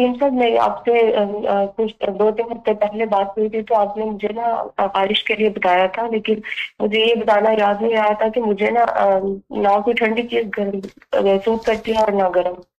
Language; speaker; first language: Urdu; native; Urdu